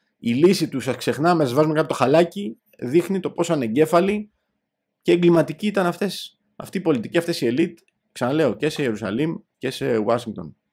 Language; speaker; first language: Greek; native; Greek